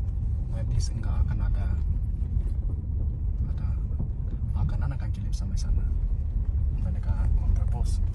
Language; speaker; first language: Indonesian; non-native, learner; Chinese